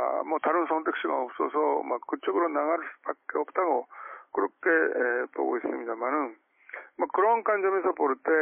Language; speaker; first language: Korean; non-native, fluent; Japanese